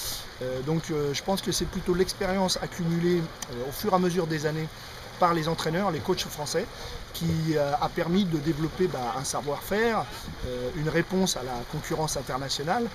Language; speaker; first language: French; native; French